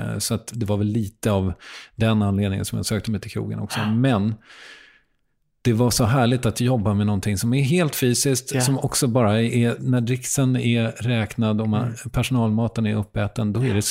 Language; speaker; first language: Swedish; native; Swedish